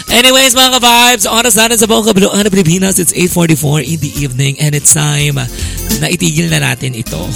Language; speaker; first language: Filipino; native; Filipino